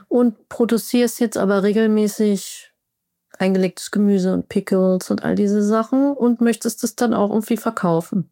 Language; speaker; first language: German; native; German